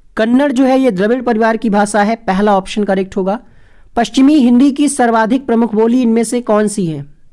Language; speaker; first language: Hindi; native; Hindi